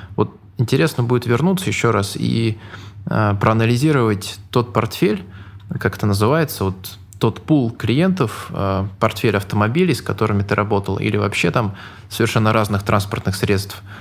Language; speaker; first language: Russian; native; Russian